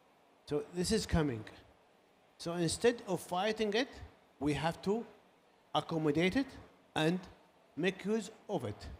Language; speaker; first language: English; non-native, learner; Arabic